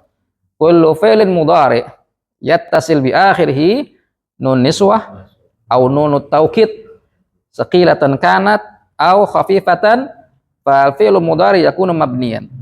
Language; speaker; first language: Arabic; non-native, fluent; Indonesian